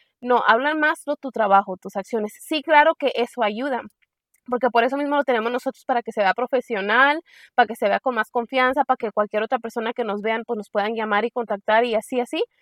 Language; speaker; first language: Spanish; early bilingual, heritage; Spanish